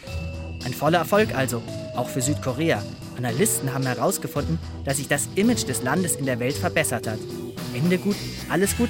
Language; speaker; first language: German; native; German